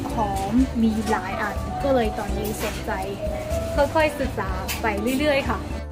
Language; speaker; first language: Thai; non-native, fluent; Chinese